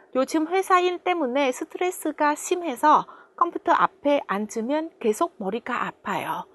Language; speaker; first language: Korean; non-native, fluent; Vietnamese